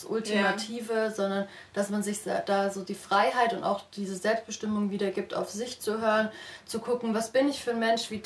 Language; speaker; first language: German; native; German